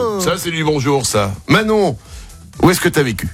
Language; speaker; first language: French; native; French